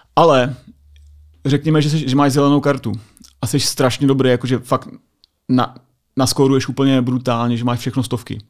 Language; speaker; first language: Czech; native; Czech